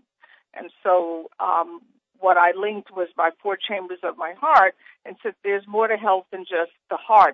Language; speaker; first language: English; native; English